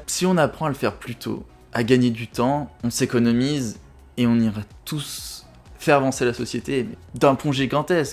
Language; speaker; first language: French; native; French